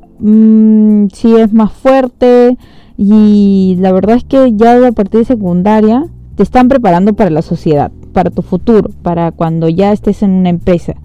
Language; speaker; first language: Spanish; early bilingual, heritage; Spanish